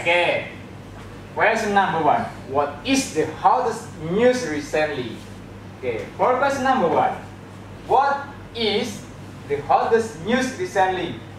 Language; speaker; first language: English; non-native, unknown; Indonesian